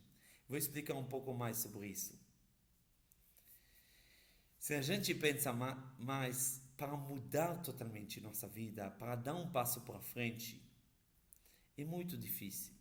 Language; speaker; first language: Portuguese; non-native, fluent; Hebrew